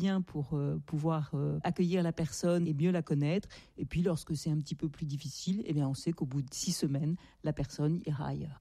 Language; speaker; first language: French; native; French